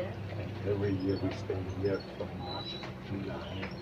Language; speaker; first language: English; non-native, fluent; German